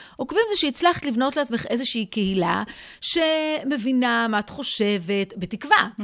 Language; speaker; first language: Hebrew; native; Hebrew